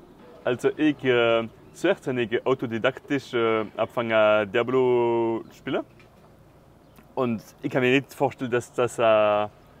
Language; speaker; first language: German; non-native, local second language; French